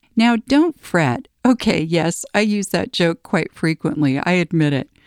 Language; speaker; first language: English; native; English